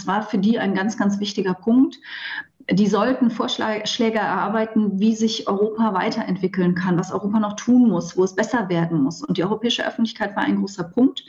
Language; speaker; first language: German; native; German